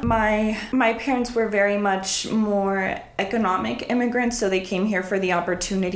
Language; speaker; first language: English; early bilingual, other home language; Spanish